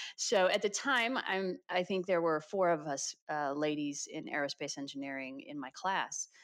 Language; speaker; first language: English; native; English